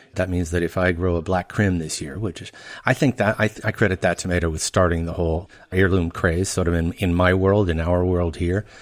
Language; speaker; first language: English; native; English